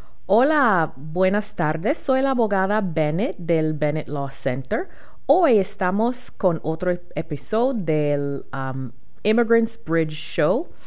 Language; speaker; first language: Spanish; non-native, learner; English